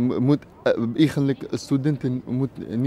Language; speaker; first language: Dutch; non-native, learner; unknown